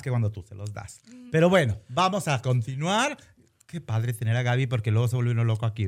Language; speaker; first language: Spanish; native; Spanish